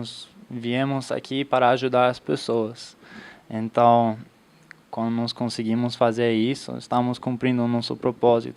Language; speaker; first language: Portuguese; non-native, fluent; English